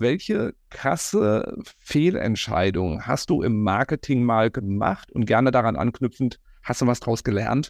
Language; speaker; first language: German; native; German